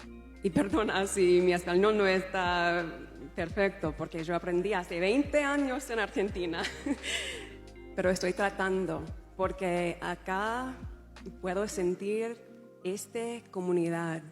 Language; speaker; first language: Spanish; non-native, learner; English